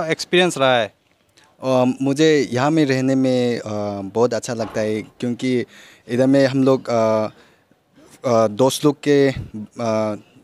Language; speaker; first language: Hindi; non-native, local second language; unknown